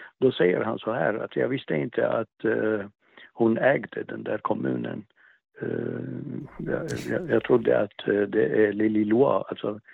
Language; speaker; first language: Swedish; non-native, fluent; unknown